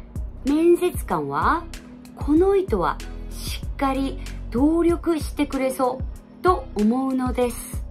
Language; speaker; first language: Japanese; non-native, fluent; Korean